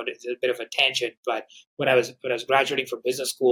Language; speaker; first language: English; non-native, local second language; Hindi